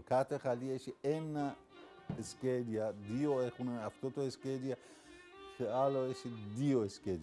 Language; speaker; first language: Greek; non-native, learner; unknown